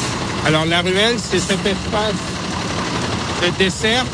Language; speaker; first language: French; native; French